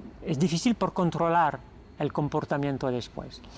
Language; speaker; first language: Spanish; non-native, fluent; French